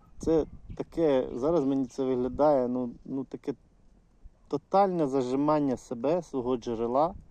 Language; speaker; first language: Ukrainian; non-native, local second language; Russian